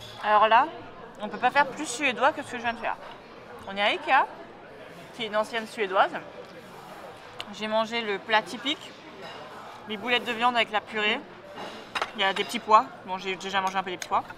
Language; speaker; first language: French; native; French